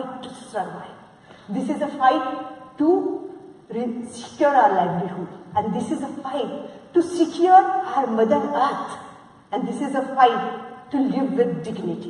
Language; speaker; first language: English; non-native, local second language; Marathi